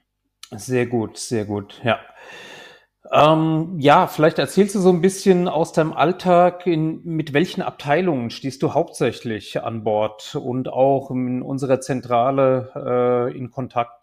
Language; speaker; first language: German; native; German